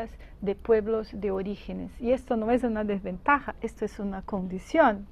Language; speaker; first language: Spanish; non-native, fluent; Portuguese